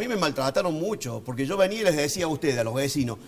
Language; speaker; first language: Spanish; native; Spanish